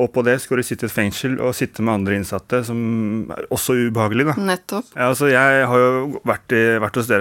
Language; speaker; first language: Norwegian; native; Norwegian